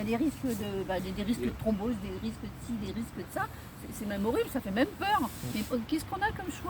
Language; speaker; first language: French; native; French